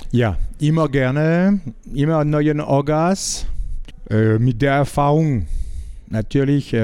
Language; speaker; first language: German; non-native, learner; French